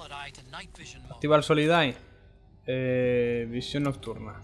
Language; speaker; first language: Spanish; native; Spanish